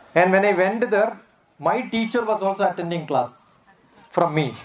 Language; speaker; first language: English; non-native, local second language; Malayalam